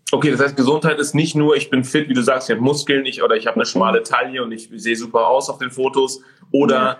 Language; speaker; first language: German; early bilingual, other home language; Persian